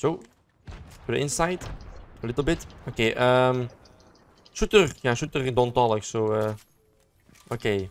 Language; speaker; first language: English; non-native, learner; Dutch